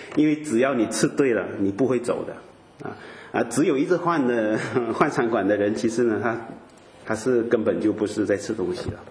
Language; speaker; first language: Chinese; native; Chinese